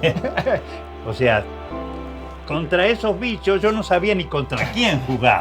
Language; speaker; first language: Spanish; native; Spanish